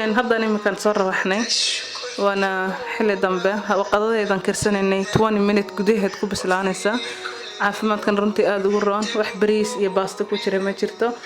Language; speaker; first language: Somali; early bilingual, heritage; Somali